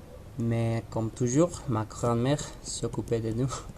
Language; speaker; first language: French; non-native, learner; Spanish